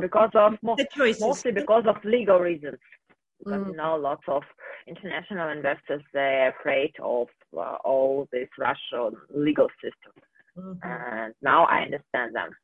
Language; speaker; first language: English; non-native, fluent; Russian